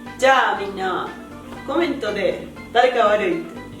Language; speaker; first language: Japanese; non-native, learner; Spanish